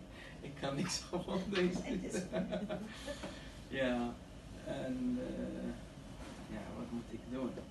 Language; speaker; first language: Dutch; non-native, learner; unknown